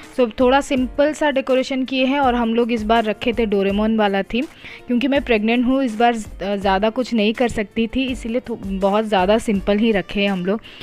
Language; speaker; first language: Hindi; non-native, local second language; Odia